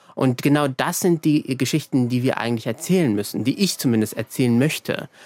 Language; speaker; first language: German; early bilingual, other home language; Arabic